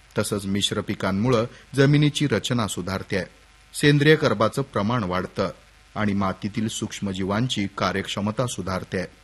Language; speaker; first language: Marathi; native; Marathi